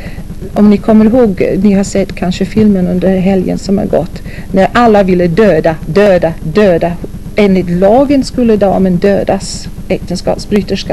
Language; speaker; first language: Swedish; non-native, fluent; English